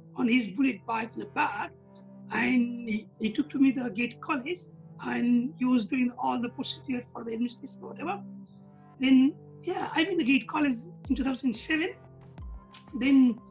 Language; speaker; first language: English; non-native, local second language; Nepali